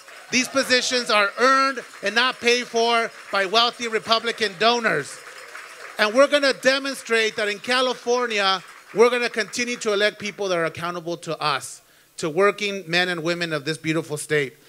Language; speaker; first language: English; early bilingual, other home language; Spanish